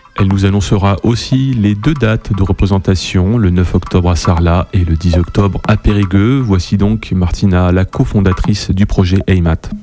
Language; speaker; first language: French; native; French